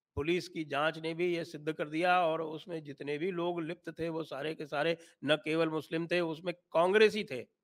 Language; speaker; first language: Hindi; native; Hindi